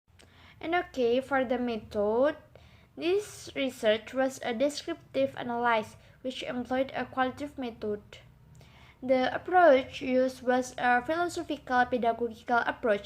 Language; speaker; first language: English; non-native, learner; Indonesian